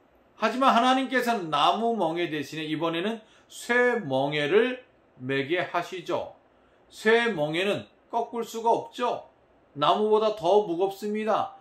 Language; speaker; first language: Korean; native; Korean